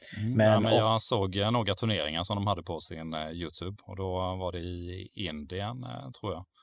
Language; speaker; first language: Swedish; native; Swedish